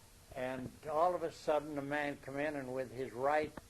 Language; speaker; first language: English; native; English